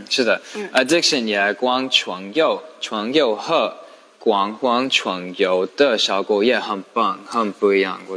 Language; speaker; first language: Chinese; non-native, learner; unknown